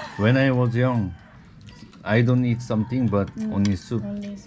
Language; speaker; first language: English; non-native, learner; Korean